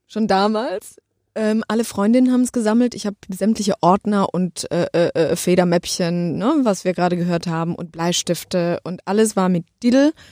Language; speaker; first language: German; early bilingual, other home language; Polish